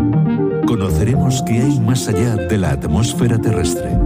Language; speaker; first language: Spanish; native; Spanish